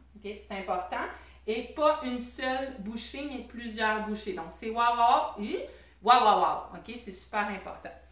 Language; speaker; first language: French; native; French